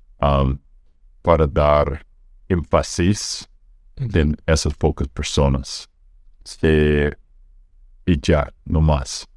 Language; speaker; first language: Spanish; non-native, fluent; English